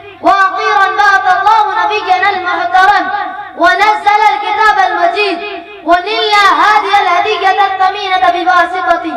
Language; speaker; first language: Arabic; non-native, learner; Urdu